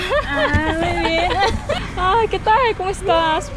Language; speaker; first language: Spanish; non-native, learner; Korean